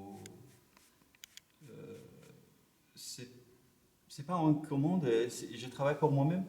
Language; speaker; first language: French; non-native, learner; Persian